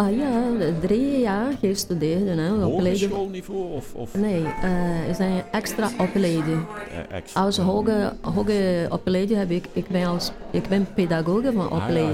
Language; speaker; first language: Dutch; non-native, learner; Portuguese